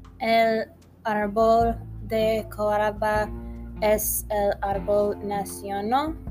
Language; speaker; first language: Spanish; non-native, learner; English